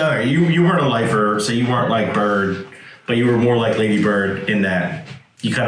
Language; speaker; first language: English; native; English